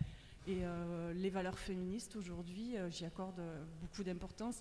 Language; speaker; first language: French; native; French